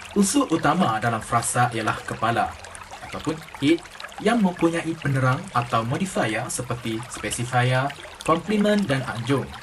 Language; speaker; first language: Malay; native; Malay